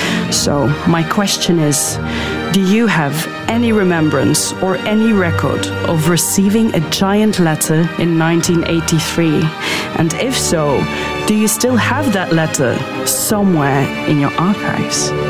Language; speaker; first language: English; non-native, fluent; Dutch